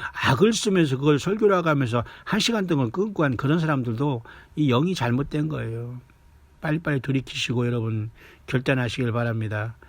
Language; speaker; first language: Korean; native; Korean